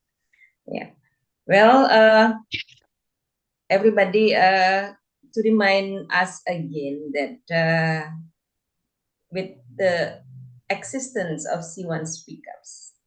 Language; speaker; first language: English; non-native, fluent; Indonesian